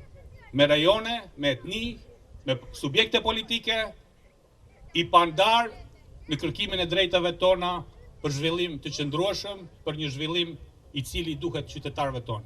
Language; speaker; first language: Albanian; native; Albanian